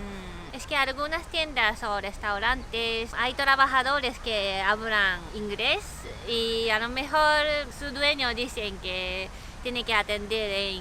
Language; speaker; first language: Spanish; non-native, fluent; Japanese